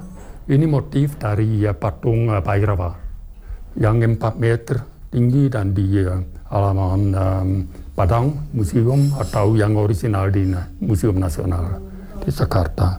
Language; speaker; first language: Indonesian; non-native, fluent; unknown